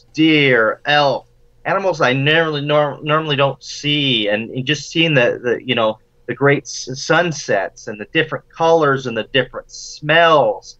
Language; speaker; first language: English; native; English